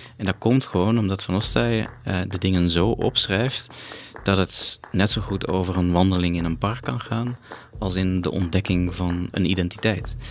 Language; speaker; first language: Dutch; native; Dutch